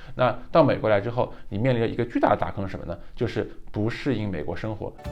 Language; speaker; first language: Chinese; native; Chinese